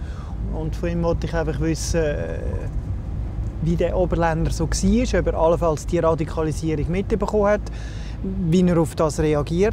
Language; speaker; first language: German; native; German